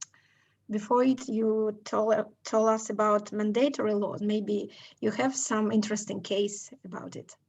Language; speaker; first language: English; non-native, learner; Russian